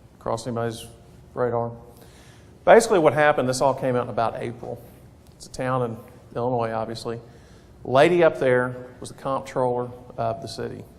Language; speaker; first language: English; native; English